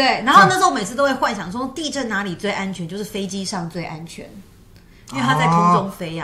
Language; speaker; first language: Chinese; native; Chinese